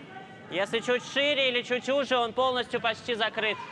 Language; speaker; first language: Russian; native; Russian